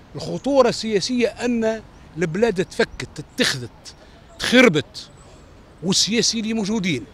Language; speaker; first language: Arabic; native; Arabic